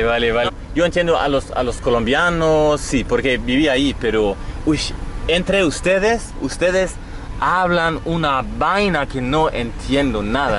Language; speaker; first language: Spanish; non-native, fluent; Dutch